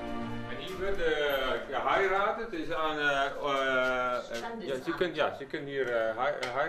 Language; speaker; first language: German; non-native, learner; Dutch